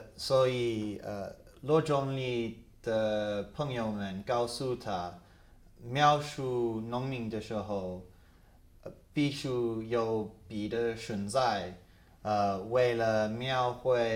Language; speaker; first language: Chinese; non-native, fluent; English